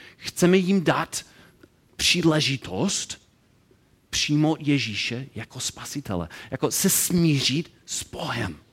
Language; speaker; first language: Czech; non-native, learner; English